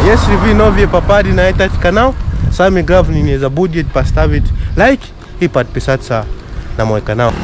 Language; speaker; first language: Russian; non-native, fluent; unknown